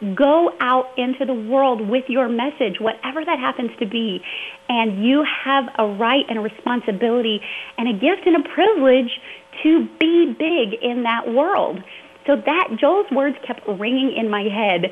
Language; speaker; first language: English; native; English